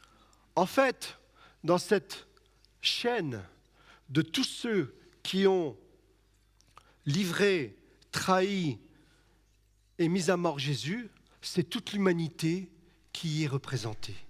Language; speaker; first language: French; native; French